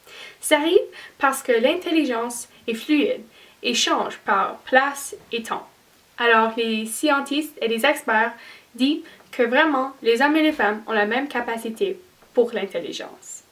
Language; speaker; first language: French; non-native, learner; English